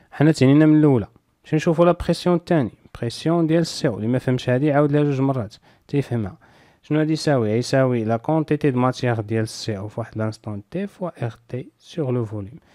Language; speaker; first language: French; non-native, local second language; Arabic